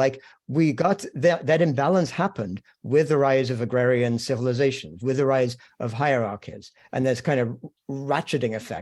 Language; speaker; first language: English; native; English